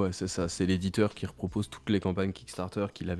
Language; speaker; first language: French; native; French